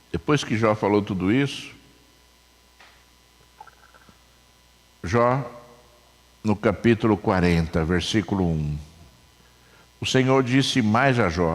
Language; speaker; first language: Portuguese; native; Portuguese